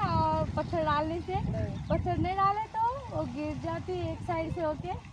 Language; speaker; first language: Hindi; non-native, local second language; Marathi